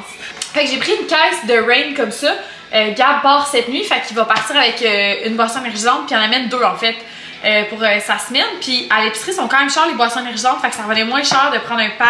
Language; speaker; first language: French; native; French